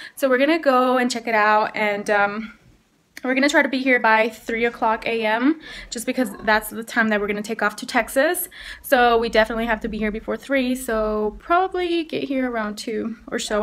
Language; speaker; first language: English; early bilingual, other home language; Spanish